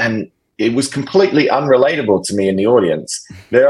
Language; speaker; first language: English; native; English